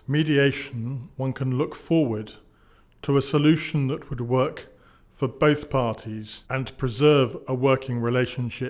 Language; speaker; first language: English; native; English